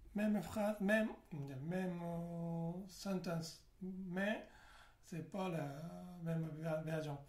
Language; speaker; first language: French; non-native, learner; Japanese